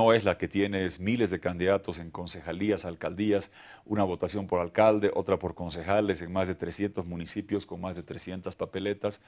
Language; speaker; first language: Spanish; native; Spanish